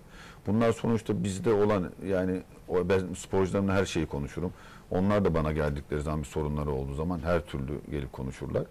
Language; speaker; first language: Turkish; native; Turkish